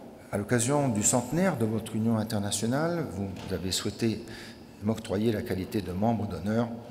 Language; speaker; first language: French; native; French